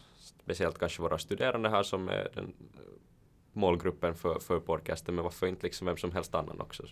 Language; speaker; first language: Swedish; native; Swedish